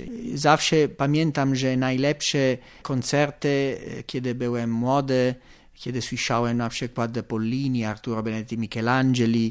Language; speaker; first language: Polish; non-native, fluent; Italian